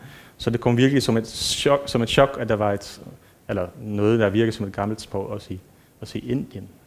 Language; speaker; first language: Danish; non-native, fluent; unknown